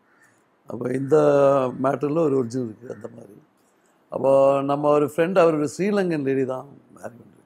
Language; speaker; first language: Tamil; non-native, learner; Malayalam